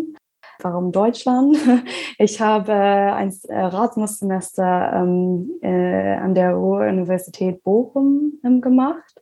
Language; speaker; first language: German; non-native, fluent; English